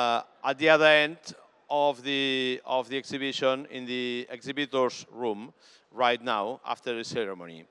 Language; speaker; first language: English; non-native, fluent; Catalan